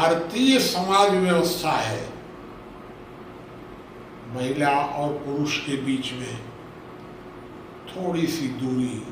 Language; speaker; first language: Hindi; native; Hindi